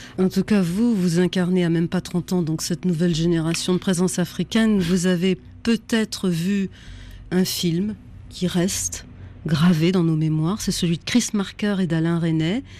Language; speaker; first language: French; native; French